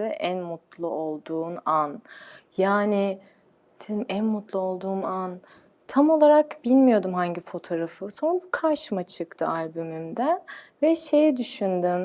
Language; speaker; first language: Turkish; early bilingual, heritage; Turkish